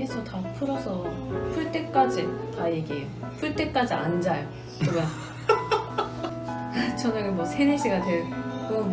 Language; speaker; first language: Korean; non-native, learner; Japanese